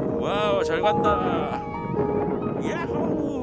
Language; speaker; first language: Korean; native; Korean